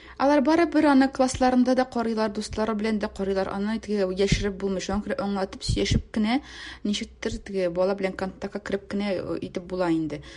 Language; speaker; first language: Tatar; native; Tatar